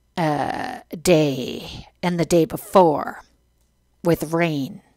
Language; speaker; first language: English; native; English